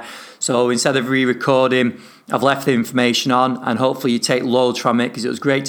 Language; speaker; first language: English; native; English